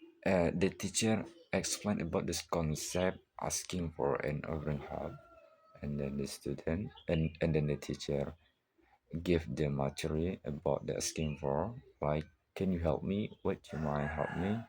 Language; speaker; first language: English; non-native, learner; Indonesian